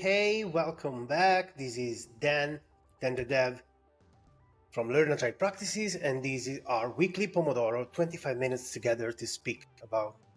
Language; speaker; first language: English; non-native, fluent; Italian